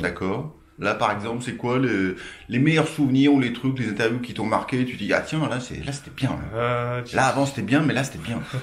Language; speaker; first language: French; native; French